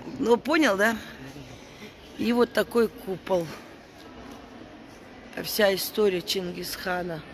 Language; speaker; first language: Russian; native; Russian